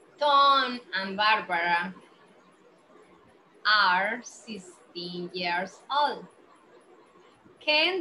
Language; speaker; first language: English; non-native, fluent; Spanish